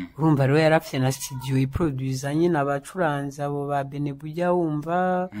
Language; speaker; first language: Kinyarwanda; early bilingual, heritage; Kinyarwanda